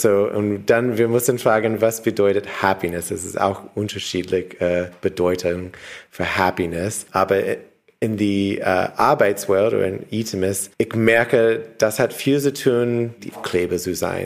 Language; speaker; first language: German; non-native, learner; English